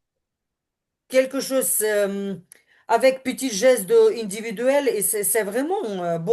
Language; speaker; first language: French; non-native, learner; Ukrainian